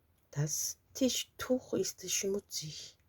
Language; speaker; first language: German; non-native, fluent; Korean